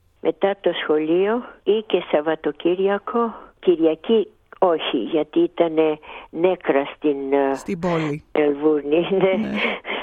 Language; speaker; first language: Greek; early bilingual, heritage; Greek